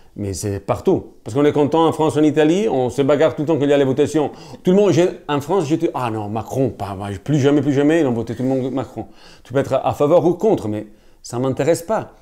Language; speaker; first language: French; non-native, fluent; Italian